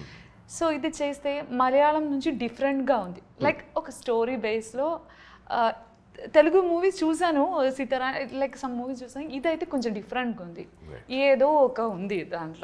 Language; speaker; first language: Telugu; non-native, learner; Malayalam